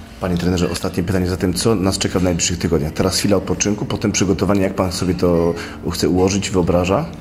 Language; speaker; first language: Polish; native; Polish